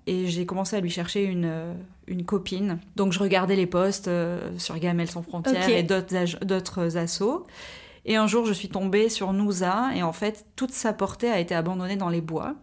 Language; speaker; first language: French; native; French